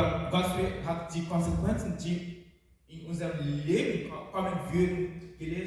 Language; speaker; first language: German; non-native, fluent; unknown